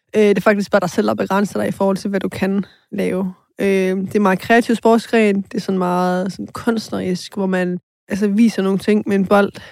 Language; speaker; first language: Danish; early bilingual, other home language; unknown